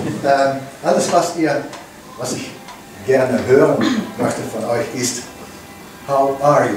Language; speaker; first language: German; non-native, learner; English